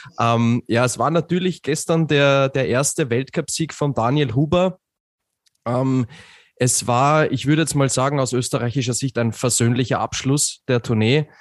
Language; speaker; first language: German; native; German